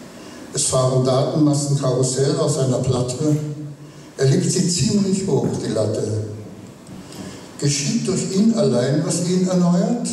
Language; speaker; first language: German; native; German